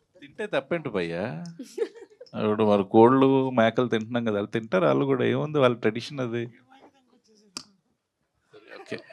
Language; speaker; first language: Telugu; native; Telugu